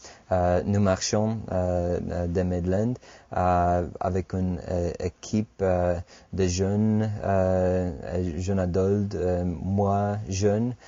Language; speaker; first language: French; non-native, fluent; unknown